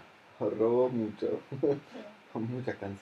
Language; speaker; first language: Spanish; non-native, fluent; Russian